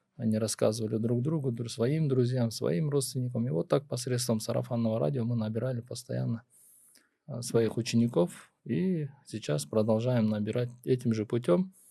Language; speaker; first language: Russian; non-native, local second language; Kyrgyz